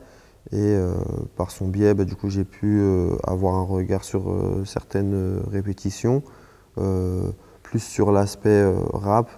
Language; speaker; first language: French; native; French